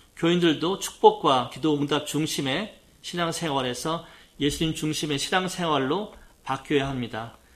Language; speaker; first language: Korean; native; Korean